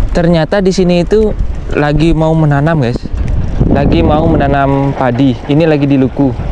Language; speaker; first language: Indonesian; native; Indonesian